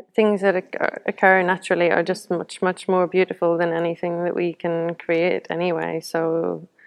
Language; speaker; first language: English; native; English